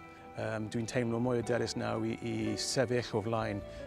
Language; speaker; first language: Welsh; non-native, learner; English